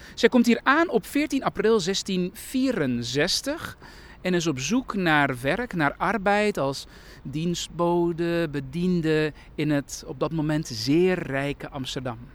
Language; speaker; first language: Dutch; early bilingual, other home language; Persian